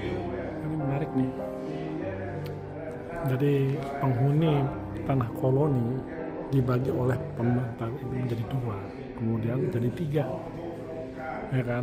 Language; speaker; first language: Indonesian; native; Indonesian